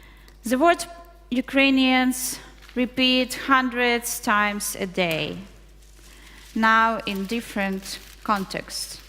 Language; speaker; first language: English; non-native, fluent; Ukrainian